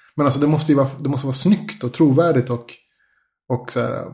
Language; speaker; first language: Swedish; early bilingual, other home language; Spanish